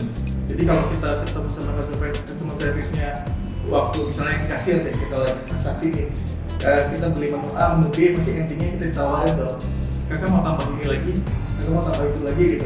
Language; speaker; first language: Indonesian; native; Indonesian